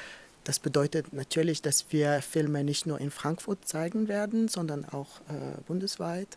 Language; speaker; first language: German; non-native, fluent; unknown